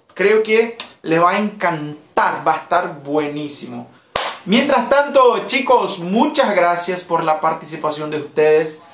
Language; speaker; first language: Spanish; non-native, fluent; Portuguese